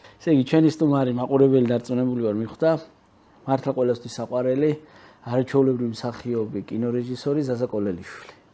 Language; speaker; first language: Georgian; native; Georgian